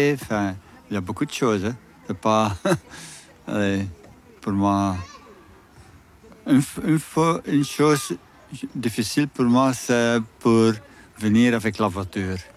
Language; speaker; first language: French; non-native, local second language; Dutch